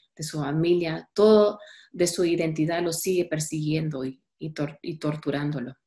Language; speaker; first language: Spanish; early bilingual, heritage; Spanish